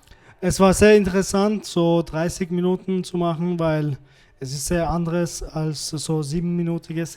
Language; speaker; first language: German; non-native, fluent; Persian